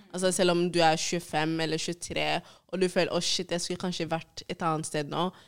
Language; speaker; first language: Norwegian; early bilingual, other home language; Swahili